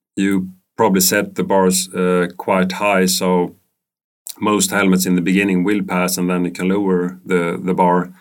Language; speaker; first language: English; non-native, fluent; Swedish